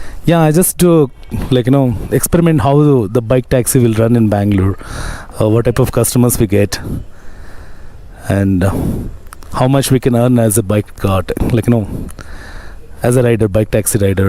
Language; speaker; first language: English; non-native, local second language; Telugu